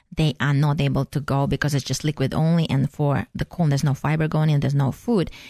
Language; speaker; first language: English; non-native, fluent; Russian